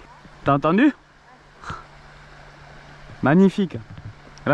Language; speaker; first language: French; native; French